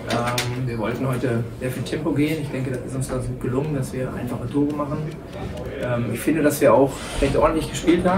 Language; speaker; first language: German; native; German